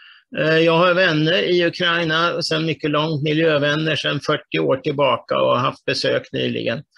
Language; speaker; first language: Swedish; native; Swedish